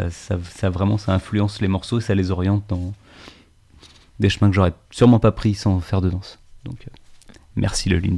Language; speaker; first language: French; native; French